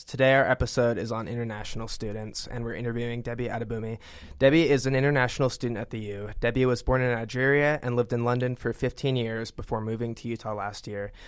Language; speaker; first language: English; native; English